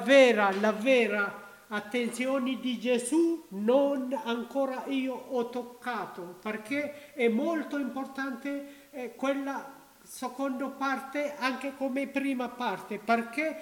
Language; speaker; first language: Italian; non-native, learner; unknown